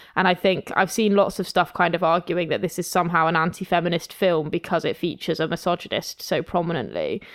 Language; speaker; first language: English; native; English